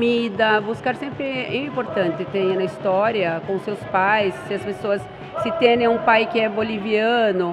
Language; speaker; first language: Spanish; non-native, learner; Portuguese